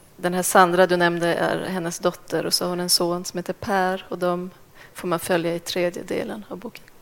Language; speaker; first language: Swedish; native; Swedish